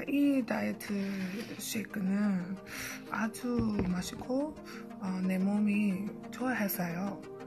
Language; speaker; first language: Korean; non-native, learner; English